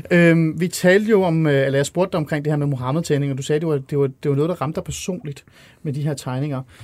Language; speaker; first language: Danish; early bilingual, other home language; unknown